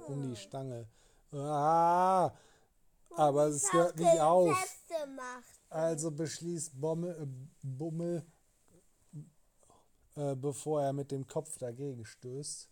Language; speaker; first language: German; native; German